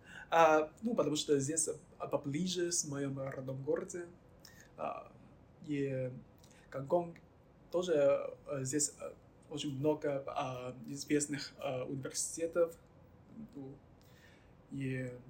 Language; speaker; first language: Russian; non-native, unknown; Chinese